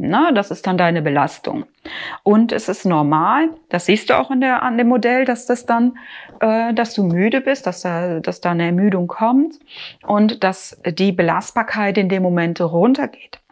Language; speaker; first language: German; native; German